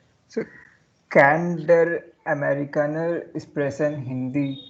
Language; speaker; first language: German; non-native, learner; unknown